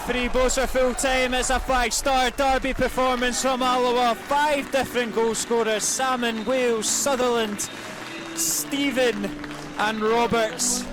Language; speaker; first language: English; native; English